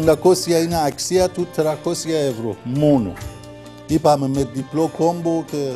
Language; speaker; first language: Greek; non-native, learner; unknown